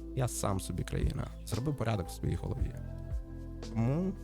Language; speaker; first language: Ukrainian; non-native, local second language; Russian